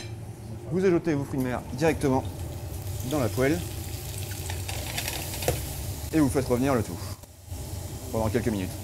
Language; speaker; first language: French; native; French